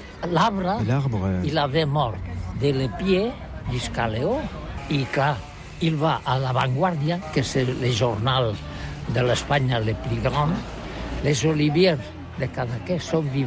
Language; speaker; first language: French; non-native, learner; Catalan